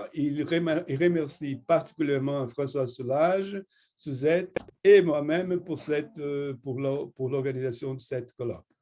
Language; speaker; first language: French; non-native, fluent; Portuguese